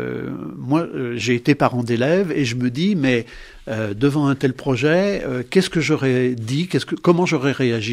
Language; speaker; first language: French; native; French